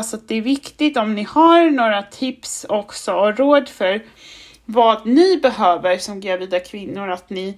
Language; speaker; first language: Swedish; non-native, fluent; German